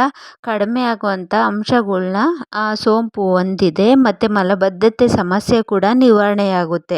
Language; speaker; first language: Kannada; native; Kannada